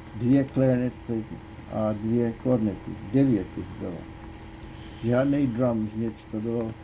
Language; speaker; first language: Czech; early bilingual, heritage; Czech